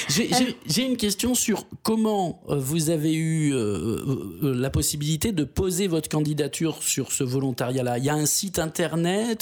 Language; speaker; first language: French; native; French